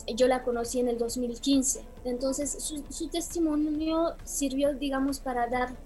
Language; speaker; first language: Spanish; non-native, fluent; Romanian